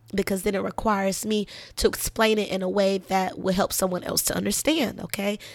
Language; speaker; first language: English; native; English